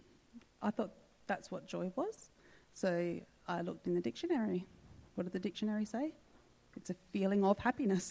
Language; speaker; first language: English; native; English